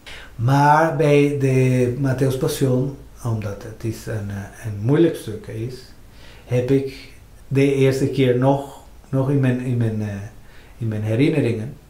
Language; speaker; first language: Dutch; non-native, fluent; Spanish